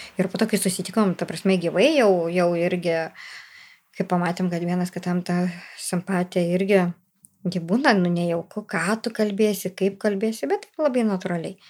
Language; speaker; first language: Lithuanian; native; Lithuanian